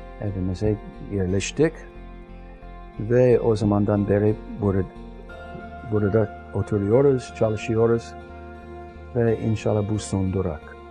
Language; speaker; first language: Turkish; non-native, fluent; English